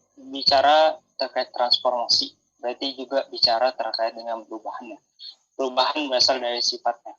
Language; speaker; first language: Indonesian; native; Indonesian